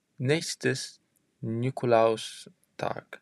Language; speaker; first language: German; non-native, fluent; French